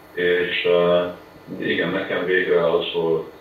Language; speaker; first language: Hungarian; early bilingual, heritage; Hungarian